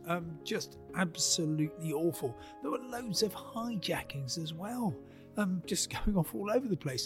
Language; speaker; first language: English; native; English